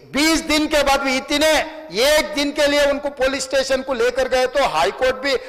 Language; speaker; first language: Hindi; non-native, local second language; Telugu